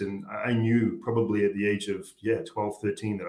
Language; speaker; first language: English; native; English